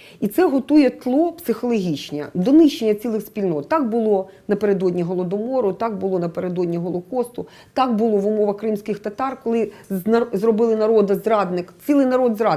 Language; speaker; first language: Ukrainian; native; Ukrainian